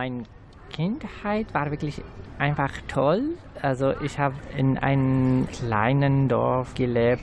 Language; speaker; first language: German; non-native, fluent; Arabic